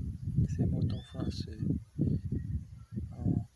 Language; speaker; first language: French; non-native, learner; Portuguese